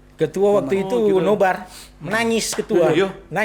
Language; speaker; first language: Indonesian; non-native, local second language; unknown